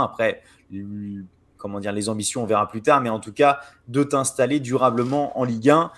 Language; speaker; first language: French; native; French